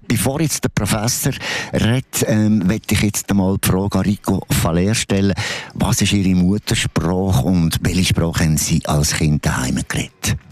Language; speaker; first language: German; native; German